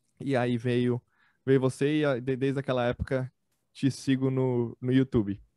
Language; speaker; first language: Portuguese; native; Portuguese